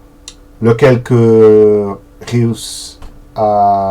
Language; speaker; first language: French; non-native, learner; Portuguese